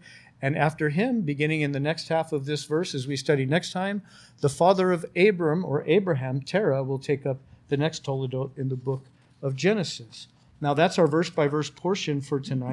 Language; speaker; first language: English; native; English